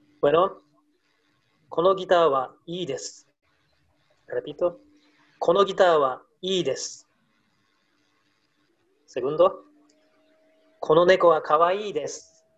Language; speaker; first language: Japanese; non-native, learner; Spanish